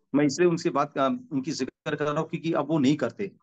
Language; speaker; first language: Hindi; non-native, local second language; Marathi